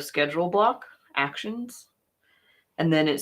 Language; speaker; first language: English; native; English